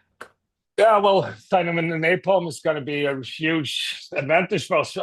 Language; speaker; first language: English; non-native, fluent; Swedish